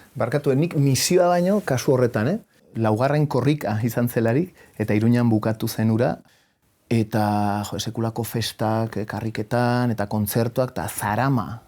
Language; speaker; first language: Basque; non-native, local second language; Spanish